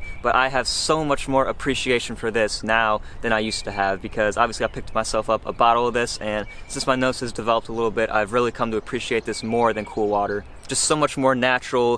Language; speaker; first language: English; native; English